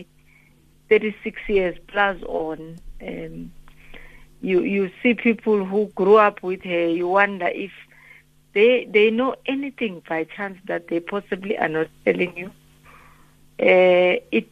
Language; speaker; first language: English; non-native, local second language; Zulu